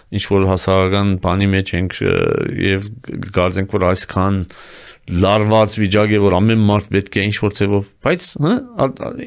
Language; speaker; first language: Armenian; native; Armenian